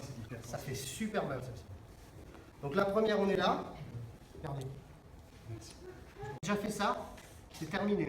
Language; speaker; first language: French; native; French